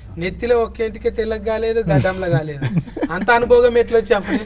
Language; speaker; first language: Telugu; native; Telugu